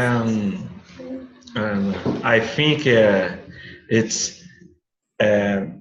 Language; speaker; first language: English; non-native, learner; Portuguese